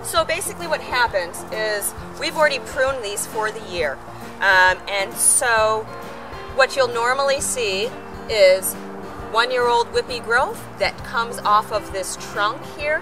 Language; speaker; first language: English; native; English